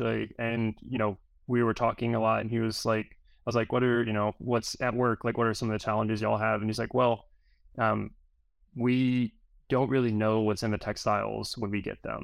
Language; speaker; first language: English; native; English